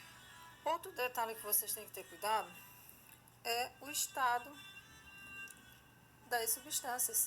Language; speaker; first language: Portuguese; native; Portuguese